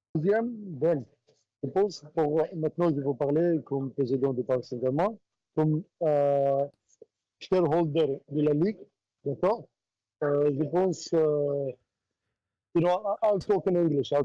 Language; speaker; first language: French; non-native, learner; Arabic